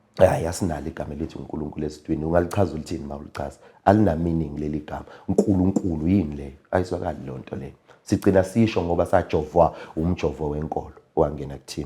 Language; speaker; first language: Zulu; native; Zulu